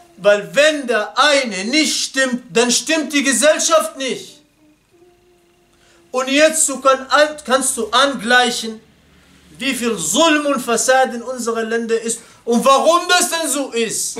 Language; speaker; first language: German; non-native, fluent; Arabic